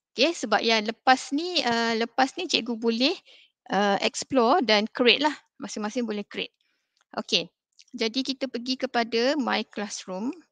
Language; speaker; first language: Malay; native; Malay